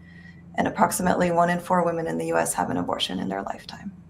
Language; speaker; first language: English; native; English